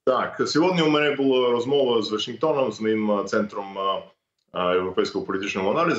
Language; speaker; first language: Ukrainian; non-native, fluent; English